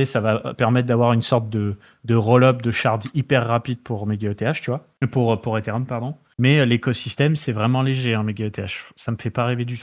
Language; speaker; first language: French; native; French